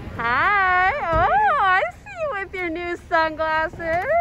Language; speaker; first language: English; native; English